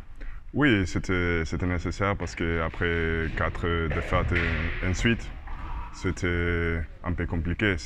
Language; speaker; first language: French; non-native, learner; Spanish